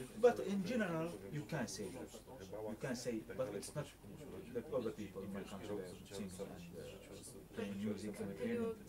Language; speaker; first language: English; non-native, learner; Arabic